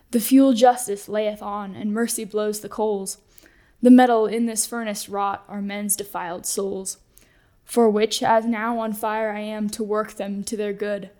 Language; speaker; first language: English; native; English